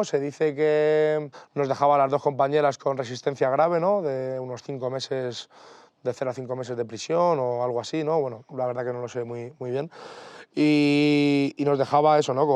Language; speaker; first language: Spanish; native; Spanish